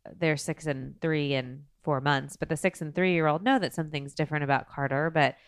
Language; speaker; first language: English; native; English